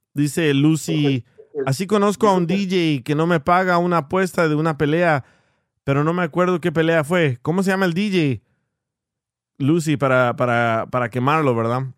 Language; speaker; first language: Spanish; early bilingual, heritage; Spanish